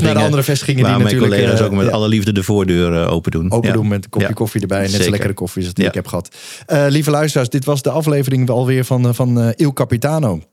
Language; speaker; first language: Dutch; native; Dutch